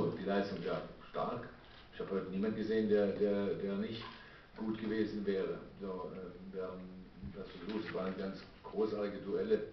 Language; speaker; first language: German; native; German